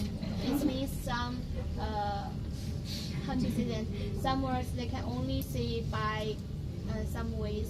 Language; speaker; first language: English; non-native, learner; Chinese